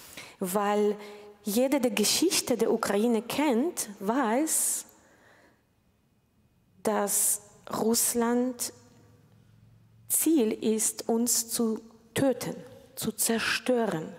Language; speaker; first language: German; non-native, fluent; Ukrainian